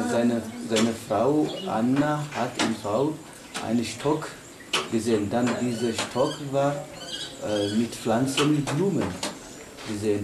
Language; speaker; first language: German; non-native, learner; Amharic